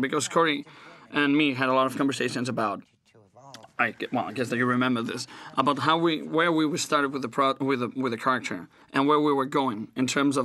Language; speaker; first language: English; non-native, fluent; Spanish